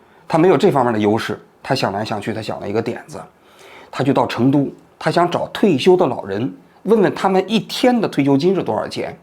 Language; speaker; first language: Chinese; native; Chinese